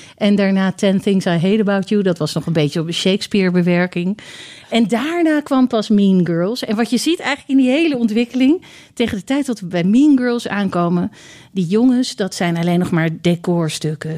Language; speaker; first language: Dutch; native; Dutch